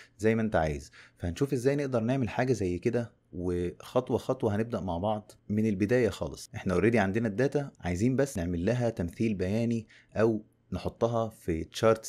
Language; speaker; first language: Arabic; native; Arabic